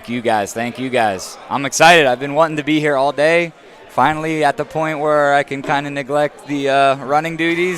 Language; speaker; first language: English; native; English